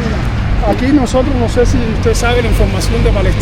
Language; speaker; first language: Spanish; native; Spanish